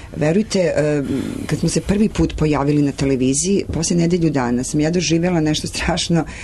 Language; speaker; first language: Serbian; native; Serbian